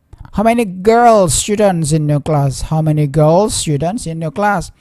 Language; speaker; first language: English; non-native, fluent; Indonesian